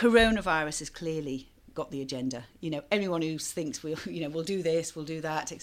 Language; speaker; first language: English; native; English